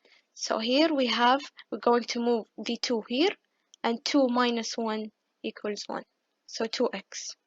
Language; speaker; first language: English; non-native, fluent; Arabic